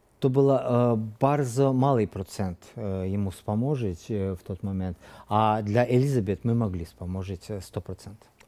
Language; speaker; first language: Polish; non-native, learner; Russian